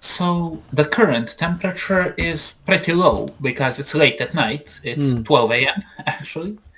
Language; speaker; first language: English; non-native, fluent; Serbian